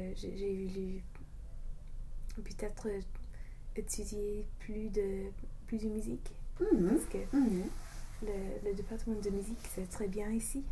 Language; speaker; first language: French; non-native, fluent; English